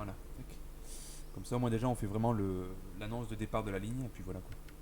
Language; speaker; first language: French; native; French